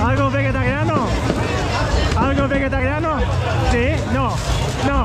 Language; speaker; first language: Spanish; non-native, learner; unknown